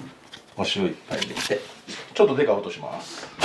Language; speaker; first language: Japanese; native; Japanese